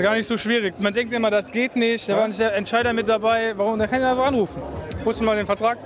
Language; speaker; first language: German; native; German